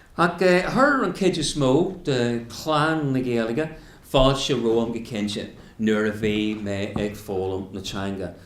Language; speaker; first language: Irish; non-native, local second language; English